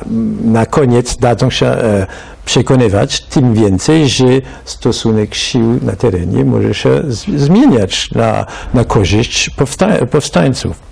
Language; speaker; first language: Polish; non-native, fluent; French